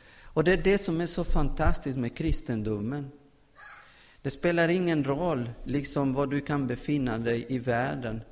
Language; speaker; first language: Swedish; non-native, fluent; Spanish